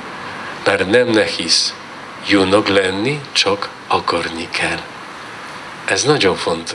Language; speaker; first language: Hungarian; non-native, learner; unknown